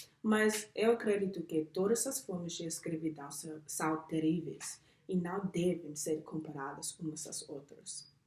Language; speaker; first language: Portuguese; non-native, learner; English